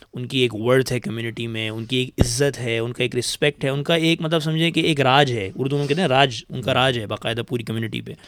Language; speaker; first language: Urdu; native; Urdu